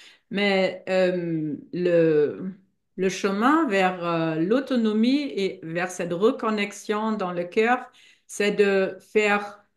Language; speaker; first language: French; non-native, fluent; German